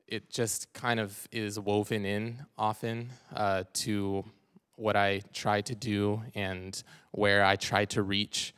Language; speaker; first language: English; native; English